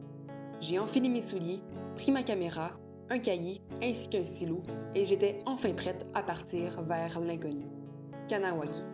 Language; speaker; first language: French; native; French